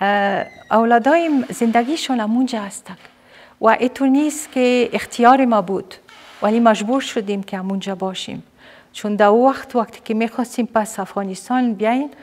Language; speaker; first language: Persian; non-native, fluent; Arabic